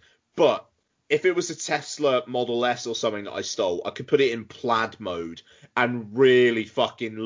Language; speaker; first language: English; native; English